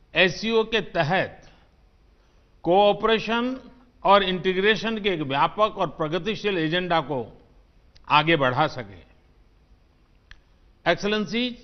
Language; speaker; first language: Hindi; non-native, local second language; Gujarati